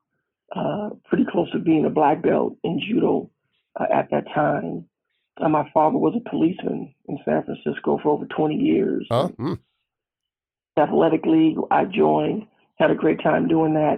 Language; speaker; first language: English; native; English